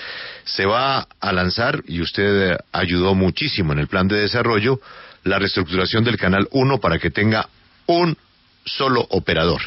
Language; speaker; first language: Spanish; native; Spanish